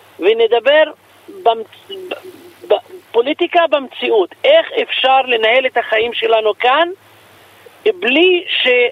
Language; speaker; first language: Hebrew; non-native, local second language; Arabic